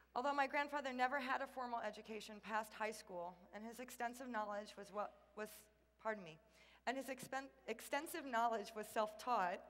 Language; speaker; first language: English; native; English